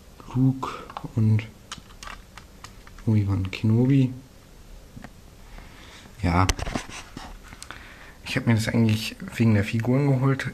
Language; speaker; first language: German; native; German